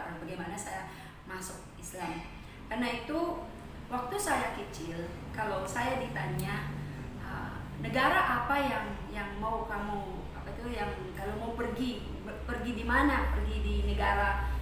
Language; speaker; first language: Indonesian; non-native, fluent; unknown